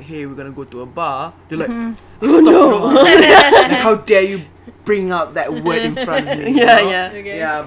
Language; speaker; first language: English; non-native, local second language; Malay